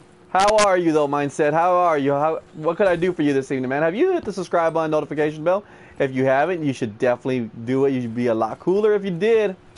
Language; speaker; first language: English; native; English